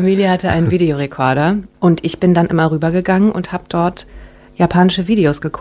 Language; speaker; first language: German; early bilingual, other home language; Japanese